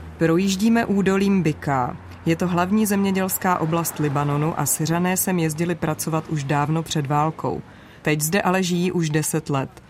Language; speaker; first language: Czech; native; Czech